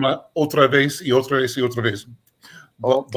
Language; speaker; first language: Spanish; non-native, fluent; English